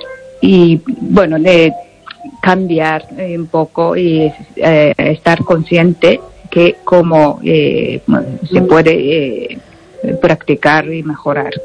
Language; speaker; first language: Spanish; non-native, learner; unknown